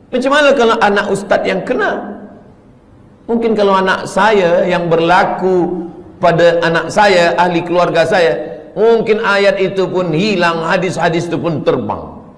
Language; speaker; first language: Malay; native; Malay